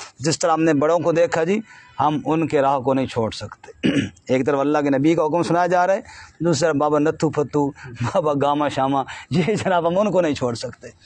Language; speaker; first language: Urdu; non-native, local second language; Punjabi